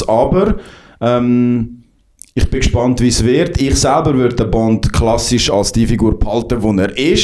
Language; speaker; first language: German; native; German